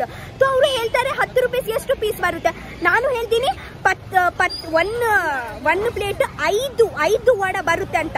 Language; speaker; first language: Kannada; non-native, local second language; Tulu